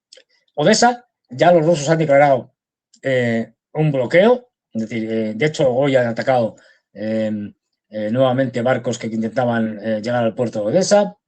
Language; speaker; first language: Spanish; native; Spanish